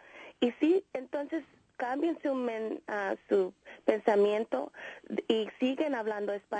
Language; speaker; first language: Spanish; early bilingual, heritage; Spanish